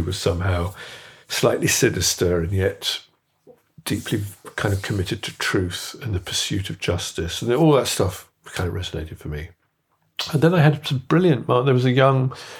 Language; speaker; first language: English; native; English